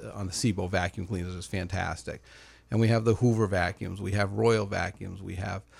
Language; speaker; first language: English; native; English